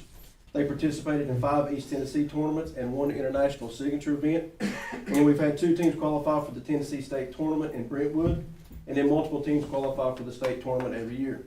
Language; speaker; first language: English; native; English